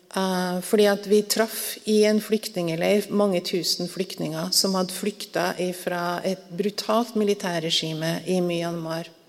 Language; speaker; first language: Norwegian; native; Norwegian